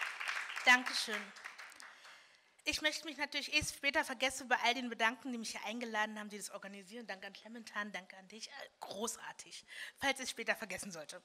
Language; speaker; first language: German; early bilingual, other home language; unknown